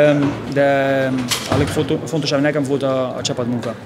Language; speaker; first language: Hungarian; non-native, local second language; Spanish